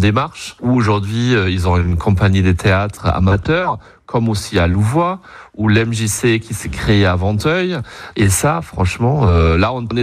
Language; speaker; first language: French; non-native, fluent; German